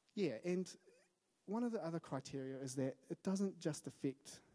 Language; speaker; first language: English; native; English